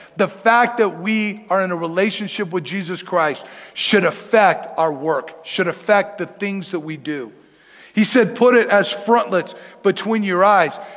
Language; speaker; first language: English; native; English